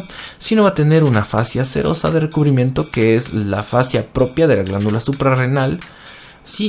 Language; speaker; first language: Spanish; native; Spanish